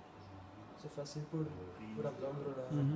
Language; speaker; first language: French; non-native, fluent; Dutch